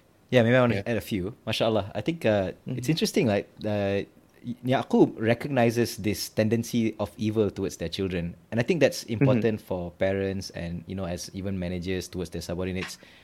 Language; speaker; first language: English; non-native, local second language; Malay